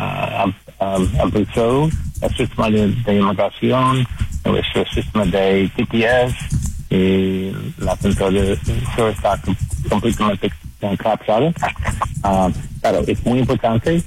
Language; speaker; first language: Spanish; non-native, learner; English